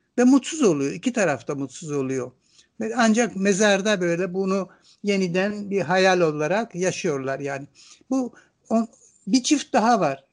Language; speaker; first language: Turkish; non-native, local second language; Greek